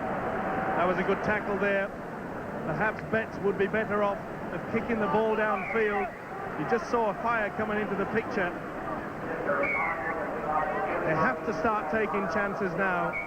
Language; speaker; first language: English; native; English